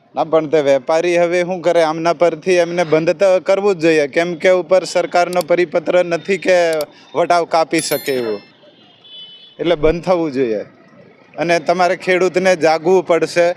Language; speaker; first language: Gujarati; non-native, local second language; Rathawi